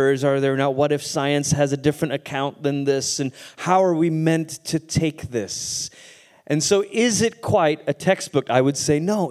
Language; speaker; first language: English; native; English